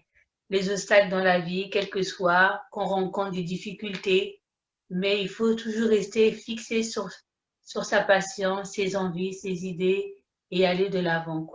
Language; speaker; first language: French; early bilingual, other home language; Haitian Creole